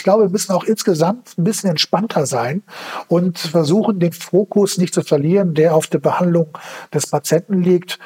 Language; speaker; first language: German; early bilingual, other home language; Turkish